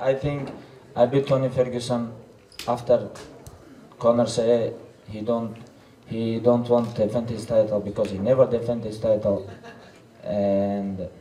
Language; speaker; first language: English; non-native, learner; Russian